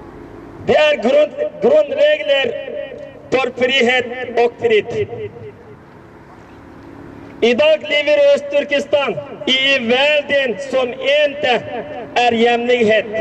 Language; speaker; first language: Swedish; non-native, learner; Uyghur